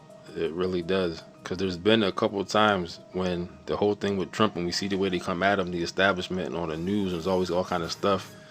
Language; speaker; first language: English; native; English